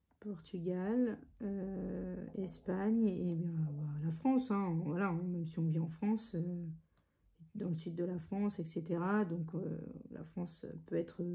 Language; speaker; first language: French; early bilingual, other home language; Portuguese